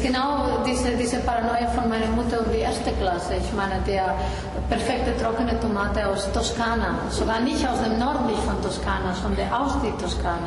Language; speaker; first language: German; non-native, fluent; Spanish